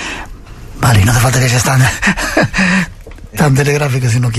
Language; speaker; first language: Spanish; native; Spanish